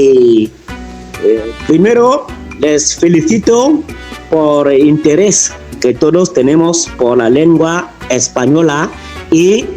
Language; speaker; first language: Spanish; non-native, fluent; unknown